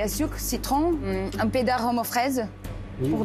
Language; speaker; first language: French; non-native, learner; Portuguese